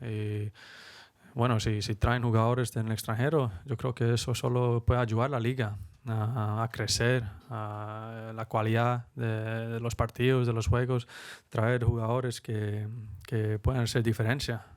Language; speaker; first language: Spanish; early bilingual, heritage; Spanish